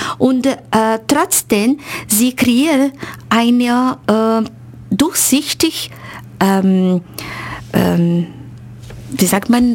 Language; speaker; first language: German; non-native, fluent; Portuguese